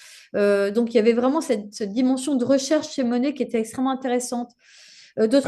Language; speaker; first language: French; native; French